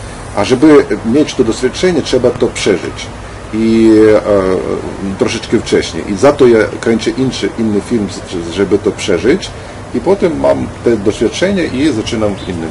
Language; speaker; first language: Polish; non-native, learner; Ukrainian